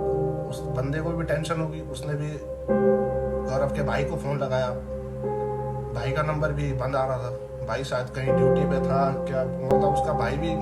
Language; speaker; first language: Hindi; native; Hindi